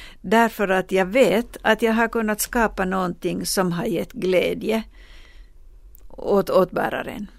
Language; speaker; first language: Swedish; non-native, local second language; Finnish